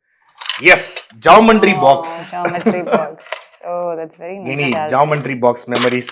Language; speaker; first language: Tamil; native; Tamil